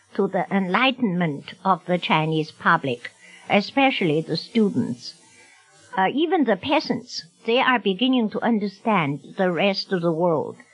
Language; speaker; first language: English; non-native, fluent; Chinese